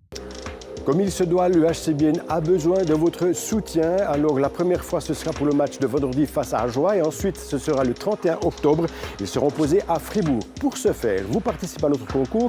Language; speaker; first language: French; native; French